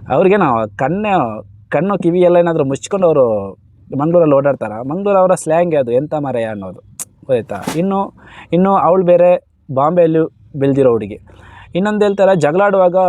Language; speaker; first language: Kannada; native; Kannada